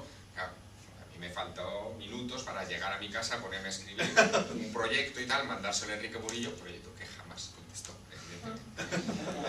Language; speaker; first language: Spanish; native; Spanish